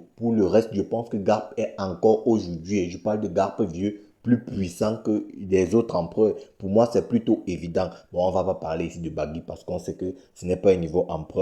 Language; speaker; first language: French; native; French